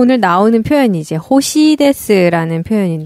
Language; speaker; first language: Korean; native; Korean